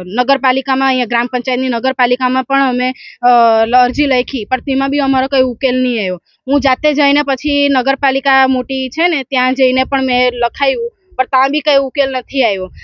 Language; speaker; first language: Gujarati; native; Gujarati